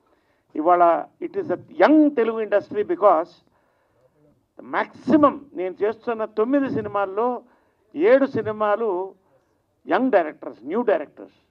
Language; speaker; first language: Telugu; native; Telugu